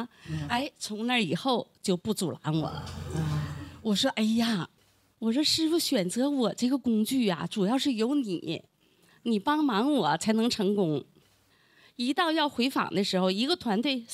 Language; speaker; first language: Chinese; native; Chinese